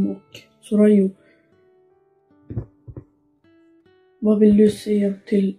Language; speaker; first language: Swedish; early bilingual, other home language; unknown